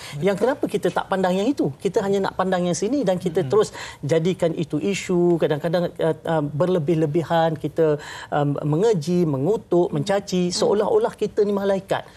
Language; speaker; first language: Malay; native; Malay